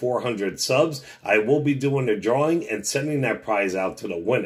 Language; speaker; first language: English; native; English